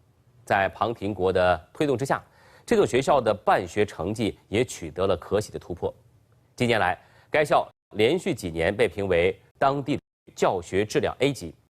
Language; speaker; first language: Chinese; native; Chinese